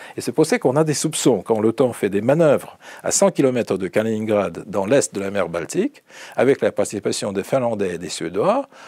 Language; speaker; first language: French; non-native, fluent; Russian